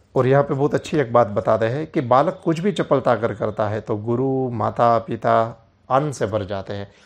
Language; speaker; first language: Hindi; non-native, local second language; Gujarati